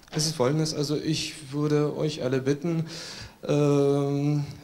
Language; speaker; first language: German; non-native, fluent; Russian